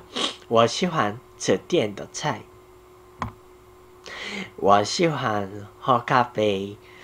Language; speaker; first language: Chinese; non-native, learner; Korean